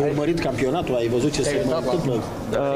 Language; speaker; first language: Romanian; native; Romanian